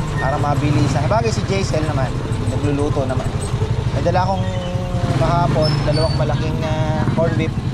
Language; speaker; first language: Filipino; native; Filipino